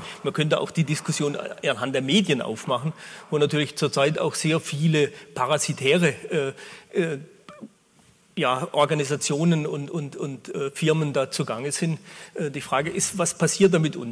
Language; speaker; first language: German; native; German